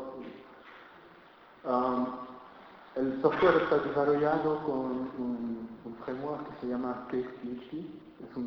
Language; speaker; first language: Spanish; non-native, fluent; French